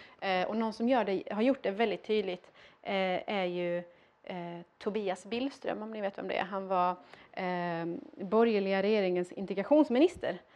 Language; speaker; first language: Swedish; early bilingual, other home language; Persian